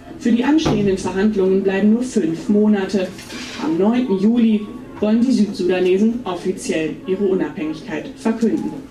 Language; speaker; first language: German; native; German